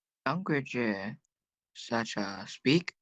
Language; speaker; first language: English; non-native, learner; Chinese